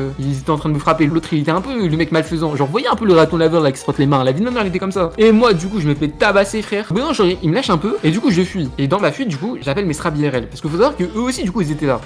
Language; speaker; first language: French; native; French